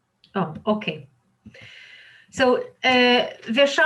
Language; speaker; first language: German; non-native, fluent; English